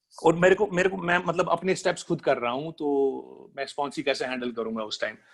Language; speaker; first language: Hindi; non-native, local second language; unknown